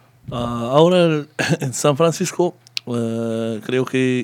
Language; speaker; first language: Spanish; non-native, learner; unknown